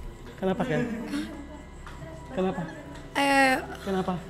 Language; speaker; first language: Indonesian; native; Indonesian